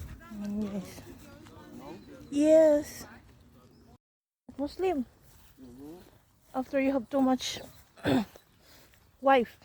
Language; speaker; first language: English; non-native, local second language; Filipino